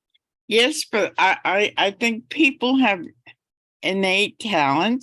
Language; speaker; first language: English; native; English